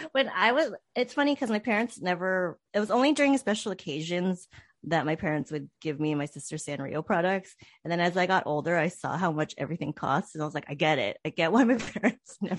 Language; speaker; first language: English; native; English